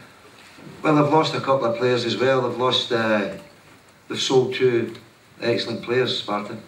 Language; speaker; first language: English; native; English